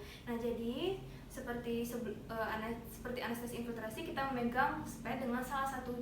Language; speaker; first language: Indonesian; native; Indonesian